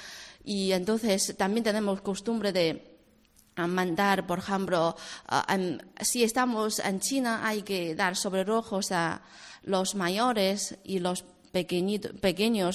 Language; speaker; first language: Spanish; non-native, fluent; Chinese